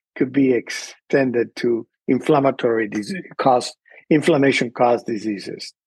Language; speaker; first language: English; early bilingual, other home language; Spanish